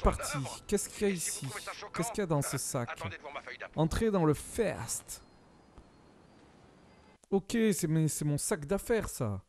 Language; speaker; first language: French; native; French